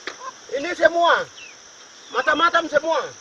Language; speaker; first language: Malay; non-native, local second language; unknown